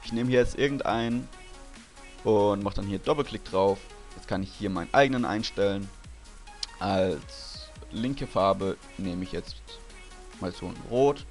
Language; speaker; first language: German; native; German